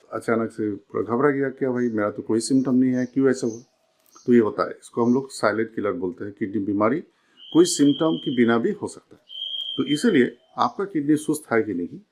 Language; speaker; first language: Hindi; non-native, local second language; Bangla